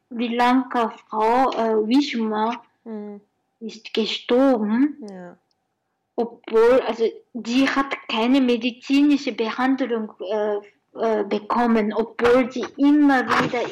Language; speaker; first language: German; non-native, learner; Japanese